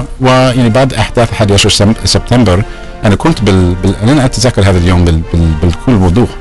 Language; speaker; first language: Arabic; non-native, fluent; English